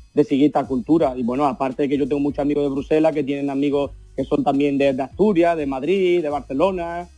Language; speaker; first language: Spanish; early bilingual, heritage; Spanish